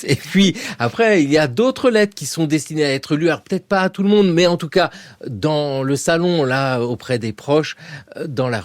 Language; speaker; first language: French; native; French